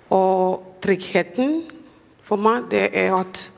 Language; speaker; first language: Norwegian; non-native, fluent; English